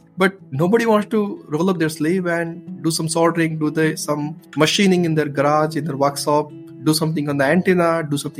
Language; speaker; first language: English; non-native, local second language; Odia